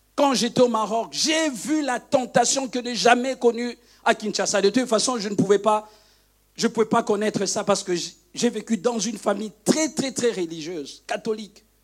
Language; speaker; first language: French; non-native, local second language; Lingala